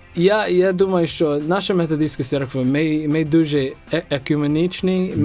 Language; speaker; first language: Ukrainian; non-native, learner; English